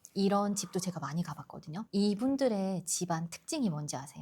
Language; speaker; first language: Korean; native; Korean